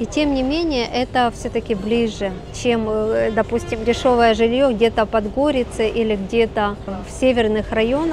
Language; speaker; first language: Russian; native; Russian